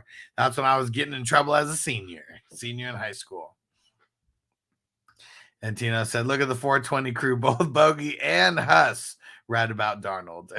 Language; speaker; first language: English; native; English